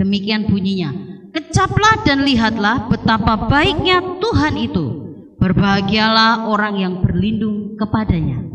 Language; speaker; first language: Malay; non-native, local second language; Javanese